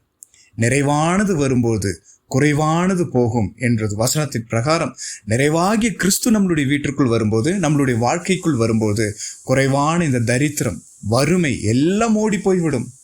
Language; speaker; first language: Tamil; native; Tamil